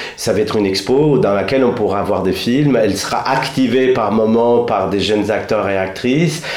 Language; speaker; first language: French; non-native, fluent; Spanish